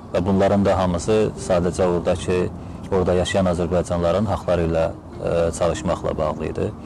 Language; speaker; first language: Azerbaijani; native; Azerbaijani